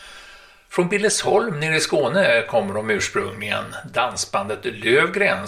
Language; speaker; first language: Swedish; native; Swedish